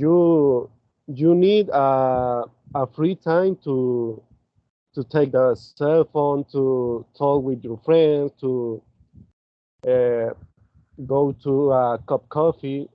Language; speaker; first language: English; non-native, learner; Spanish